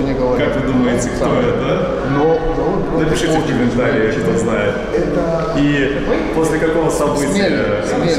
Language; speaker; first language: Russian; native; Russian